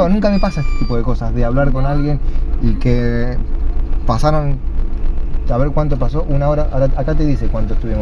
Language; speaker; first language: Spanish; native; Spanish